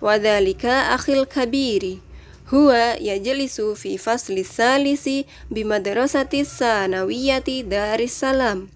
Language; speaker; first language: Arabic; non-native, fluent; Indonesian